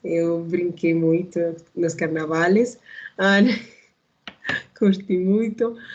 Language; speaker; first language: Portuguese; non-native, learner; Spanish